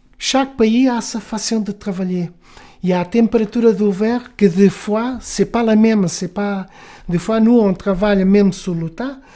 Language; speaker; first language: French; non-native, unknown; Portuguese